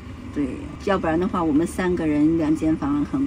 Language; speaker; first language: Chinese; native; Chinese